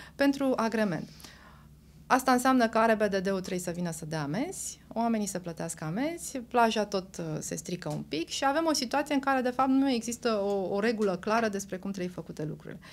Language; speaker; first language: Romanian; native; Romanian